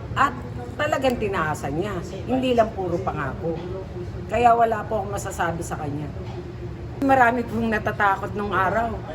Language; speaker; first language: Filipino; native; Filipino